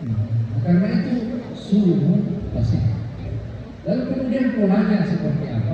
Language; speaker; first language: Indonesian; non-native, local second language; Buginese